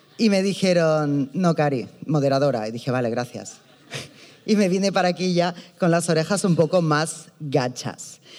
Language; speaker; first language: Spanish; native; Spanish